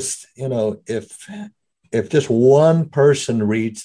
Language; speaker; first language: English; native; English